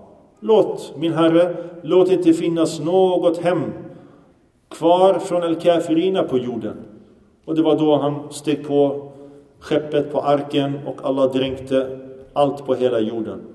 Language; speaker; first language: Swedish; early bilingual, other home language; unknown